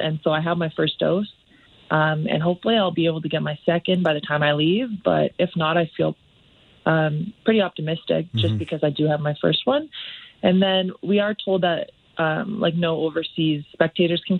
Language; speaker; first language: English; native; English